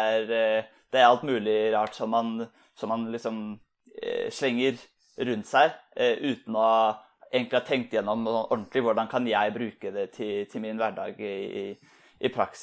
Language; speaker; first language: Norwegian; native; Norwegian